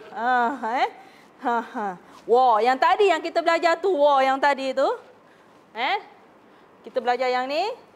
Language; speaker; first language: Malay; native; Malay